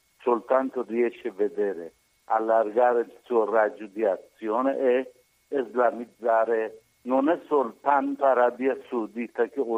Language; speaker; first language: Italian; non-native, learner; Persian